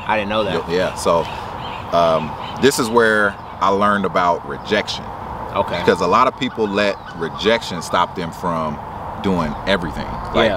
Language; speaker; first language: English; native; English